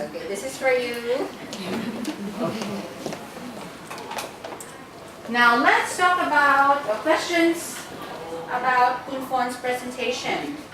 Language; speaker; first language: English; non-native, fluent; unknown